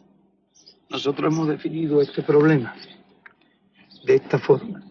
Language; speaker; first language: Spanish; native; Spanish